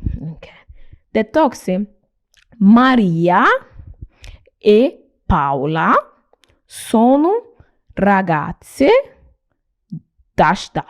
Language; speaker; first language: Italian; non-native, fluent; Nigerian Pidgin